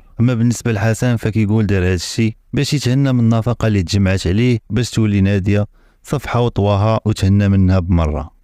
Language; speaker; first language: Arabic; native; Arabic